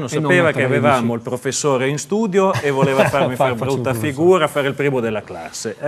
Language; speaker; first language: Italian; native; Italian